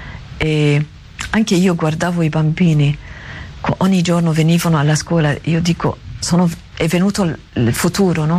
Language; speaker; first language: Italian; non-native, learner; Arabic